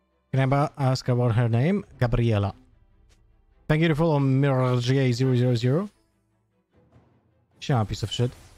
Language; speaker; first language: English; non-native, fluent; Polish